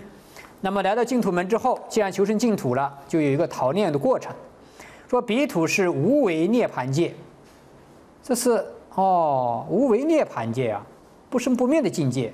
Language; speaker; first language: Chinese; native; Chinese